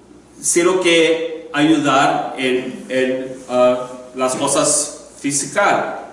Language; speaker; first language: Spanish; non-native, learner; English